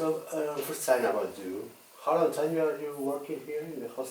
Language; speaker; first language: English; non-native, learner; Spanish